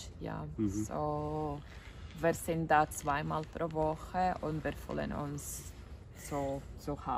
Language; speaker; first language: German; non-native, fluent; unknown